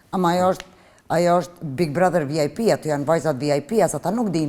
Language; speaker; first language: Albanian; native; Albanian